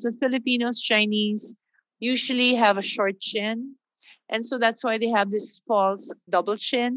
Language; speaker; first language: English; non-native, local second language; Filipino